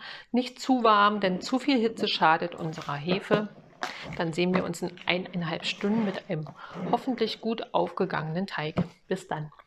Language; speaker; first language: German; native; German